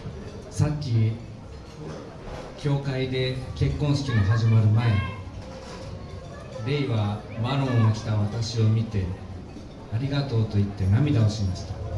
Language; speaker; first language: Japanese; non-native, learner; Filipino